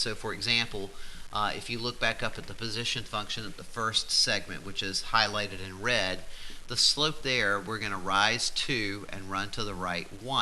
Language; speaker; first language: English; native; English